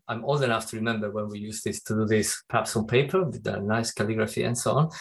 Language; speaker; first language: English; non-native, fluent; Italian